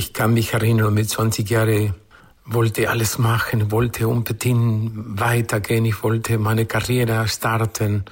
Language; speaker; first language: German; non-native, fluent; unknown